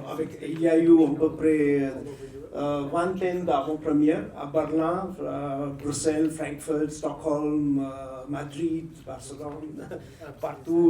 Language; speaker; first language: French; non-native, fluent; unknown